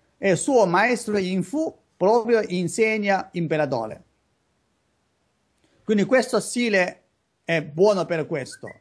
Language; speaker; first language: Italian; non-native, learner; Chinese